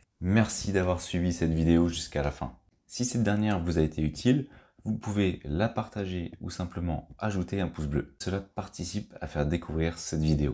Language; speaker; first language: French; native; French